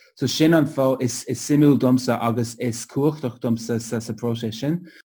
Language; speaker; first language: Irish; non-native, local second language; English